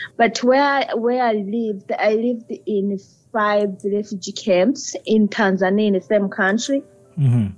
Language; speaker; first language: English; early bilingual, other home language; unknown